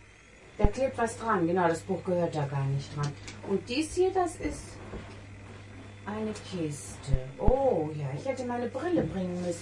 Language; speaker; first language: German; native; German